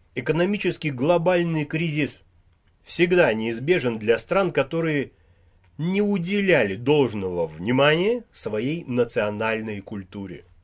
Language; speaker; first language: Russian; native; Russian